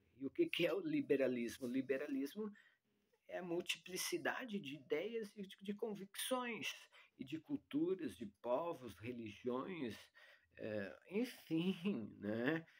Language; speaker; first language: Portuguese; native; Portuguese